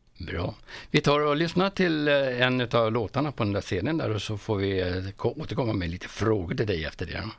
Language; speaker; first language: Swedish; native; Swedish